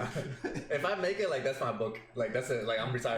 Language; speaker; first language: English; native; English